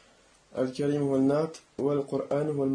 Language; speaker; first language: Arabic; non-native, learner; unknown